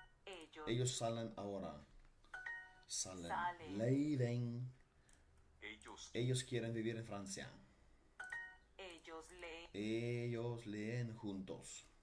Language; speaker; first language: Spanish; non-native, learner; Dutch